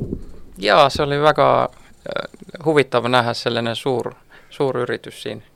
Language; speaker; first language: Estonian; non-native, learner; Finnish